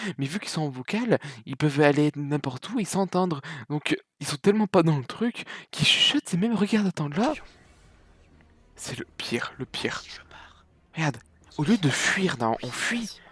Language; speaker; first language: French; native; French